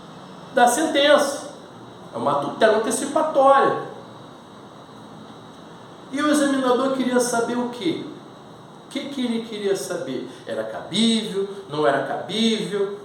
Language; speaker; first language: Portuguese; native; Portuguese